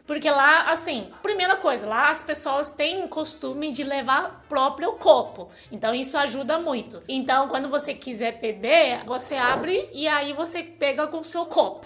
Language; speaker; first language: Portuguese; non-native, fluent; Chinese